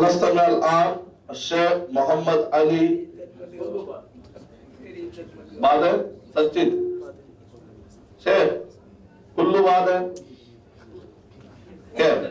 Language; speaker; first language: Arabic; non-native, learner; Urdu